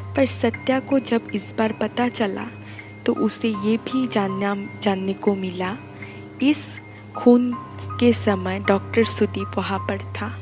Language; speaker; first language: Hindi; non-native, local second language; Bangla